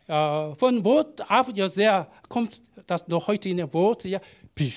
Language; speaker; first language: German; non-native, learner; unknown